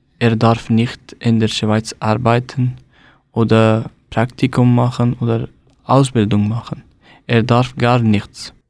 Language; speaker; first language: German; non-native, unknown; Persian